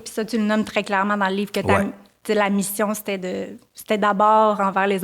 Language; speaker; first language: French; native; French